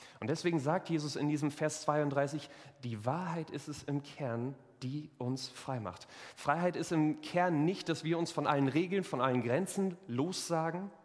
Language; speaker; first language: German; native; German